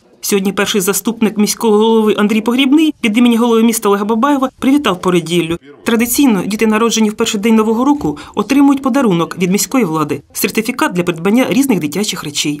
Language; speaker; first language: Ukrainian; native; Ukrainian